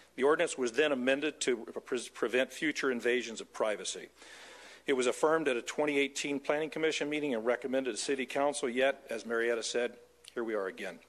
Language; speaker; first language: English; native; English